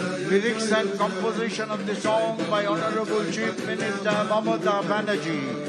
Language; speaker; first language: English; non-native, local second language; Bangla